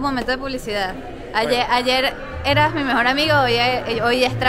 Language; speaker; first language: Spanish; native; Spanish